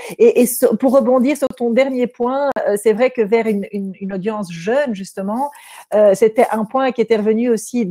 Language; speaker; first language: French; native; French